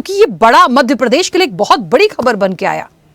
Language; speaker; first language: Hindi; native; Hindi